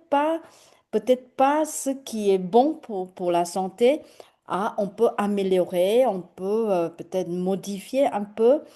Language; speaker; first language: French; non-native, fluent; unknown